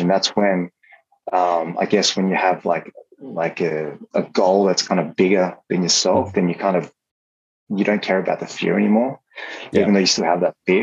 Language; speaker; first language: English; native; English